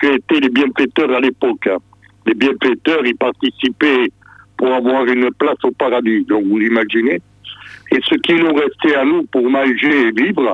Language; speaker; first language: French; native; French